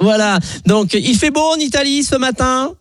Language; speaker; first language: French; native; French